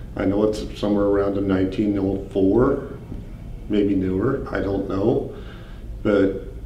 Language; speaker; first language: English; native; English